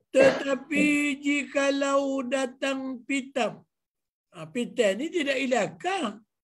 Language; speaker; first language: Malay; native; Malay